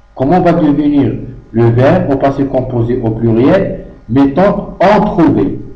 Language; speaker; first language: French; non-native, local second language; Arabic